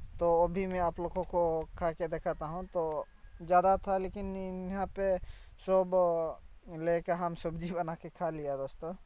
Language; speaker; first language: Hindi; non-native, local second language; Santali